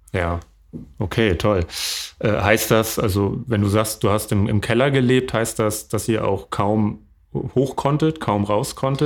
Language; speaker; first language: German; native; German